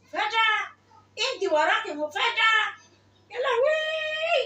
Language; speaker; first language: Arabic; native; Arabic